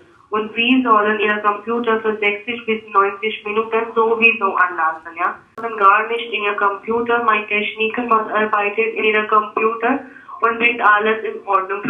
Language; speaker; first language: German; non-native, learner; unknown